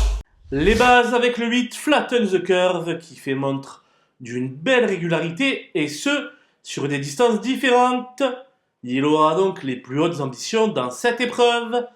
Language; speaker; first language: French; native; French